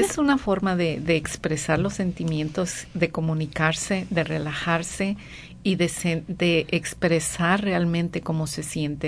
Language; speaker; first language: Spanish; native; Spanish